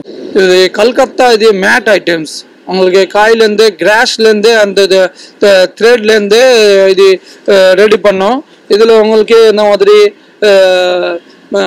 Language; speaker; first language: Tamil; non-native, fluent; Bangla